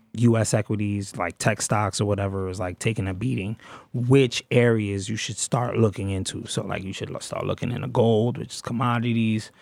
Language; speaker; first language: English; native; English